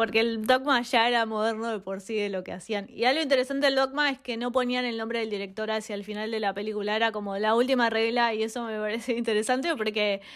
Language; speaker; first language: Spanish; native; Spanish